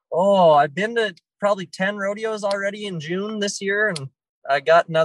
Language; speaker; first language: English; native; English